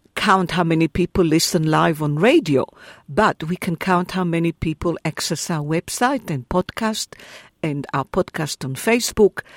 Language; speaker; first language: English; non-native, fluent; Hebrew